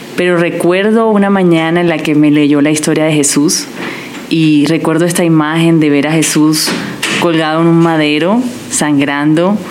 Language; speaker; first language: Spanish; native; Spanish